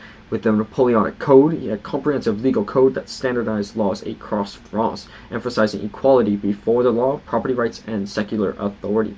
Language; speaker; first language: English; native; English